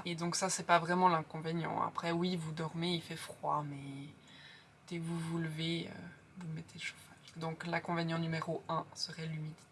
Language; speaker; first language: French; native; French